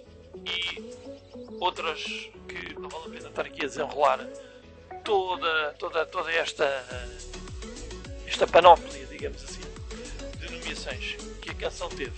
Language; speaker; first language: Portuguese; native; Portuguese